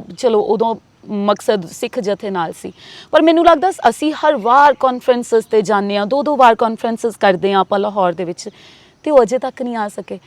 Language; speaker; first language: Punjabi; native; Punjabi